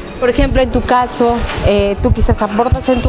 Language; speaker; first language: Spanish; native; Spanish